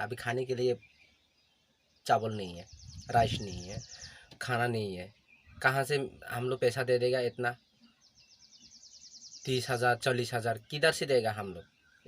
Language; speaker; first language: Hindi; non-native, local second language; Kok Borok